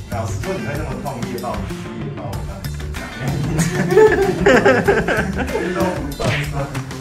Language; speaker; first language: Chinese; native; Chinese